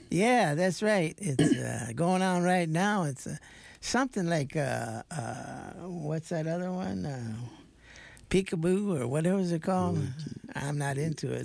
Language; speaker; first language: English; native; English